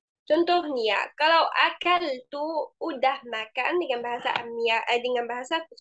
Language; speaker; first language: Indonesian; non-native, fluent; Arabic